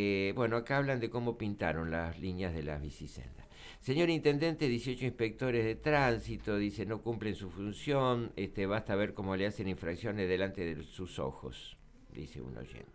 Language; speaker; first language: Spanish; native; Spanish